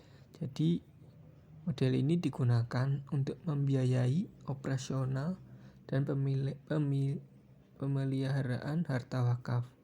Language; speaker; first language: Indonesian; native; Indonesian